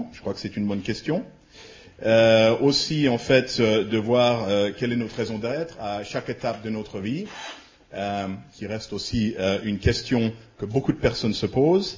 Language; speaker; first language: French; native; French